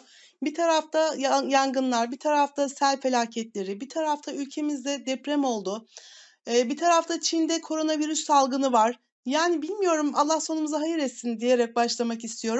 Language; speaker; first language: Turkish; native; Turkish